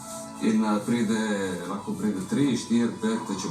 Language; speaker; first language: Slovenian; non-native, learner; Italian